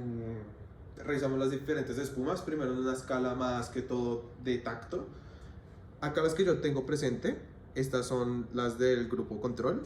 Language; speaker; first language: Spanish; native; Spanish